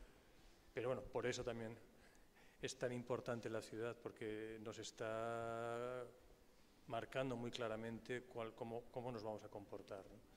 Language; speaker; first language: Spanish; native; Spanish